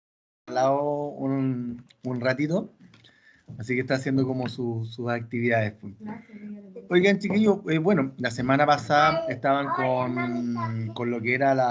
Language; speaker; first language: Spanish; native; Spanish